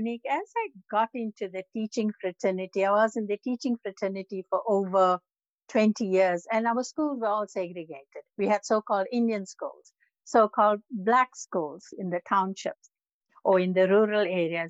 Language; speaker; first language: English; native; English